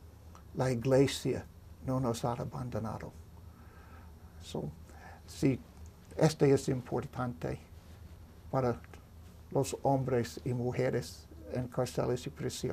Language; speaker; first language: Spanish; non-native, learner; English